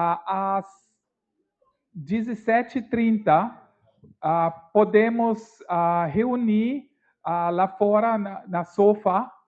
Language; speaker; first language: Portuguese; non-native, learner; English